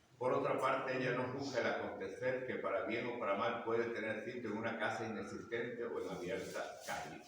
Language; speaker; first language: Spanish; native; Spanish